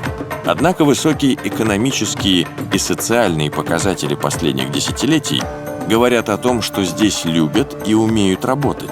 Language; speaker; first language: Russian; native; Russian